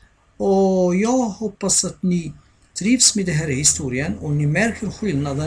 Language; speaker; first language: Swedish; non-native, fluent; Arabic